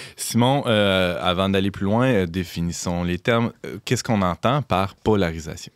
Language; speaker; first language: French; native; French